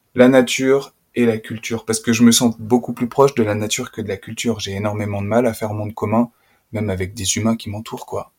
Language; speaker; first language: French; native; French